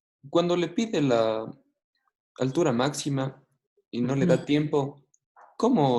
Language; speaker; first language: Spanish; native; Spanish